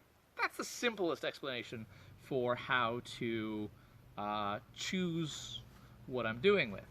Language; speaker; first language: English; native; English